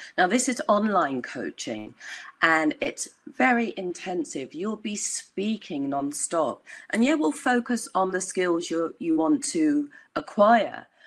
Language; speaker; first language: English; native; English